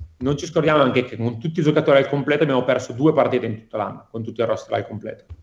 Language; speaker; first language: Italian; native; Italian